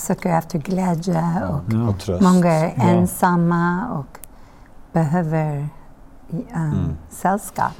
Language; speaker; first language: Swedish; non-native, learner; English